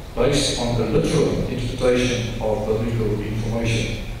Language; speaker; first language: English; non-native, local second language; Afrikaans